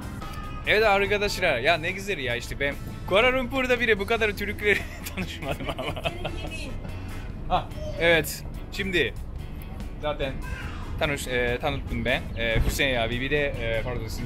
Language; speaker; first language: Turkish; non-native, fluent; Japanese